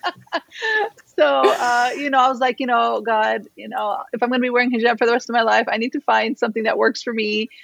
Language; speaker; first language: English; native; English